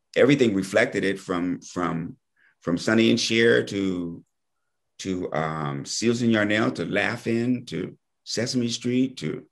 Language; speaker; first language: English; native; English